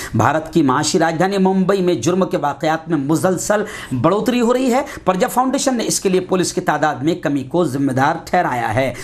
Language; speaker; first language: Urdu; native; Urdu